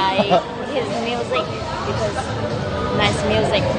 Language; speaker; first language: English; non-native, learner; Vietnamese